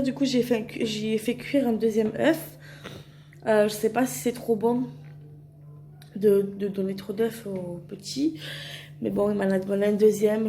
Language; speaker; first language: French; native; French